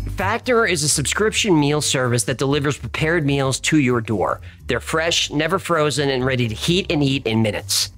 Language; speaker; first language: English; native; English